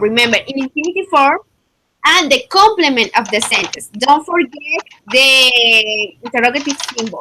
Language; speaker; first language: English; non-native, fluent; Spanish